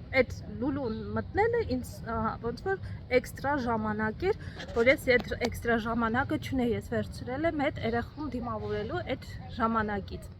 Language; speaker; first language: Armenian; native; Armenian